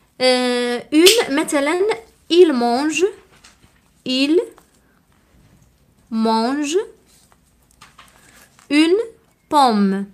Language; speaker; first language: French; non-native, local second language; Arabic